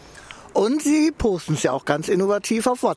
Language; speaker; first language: German; native; German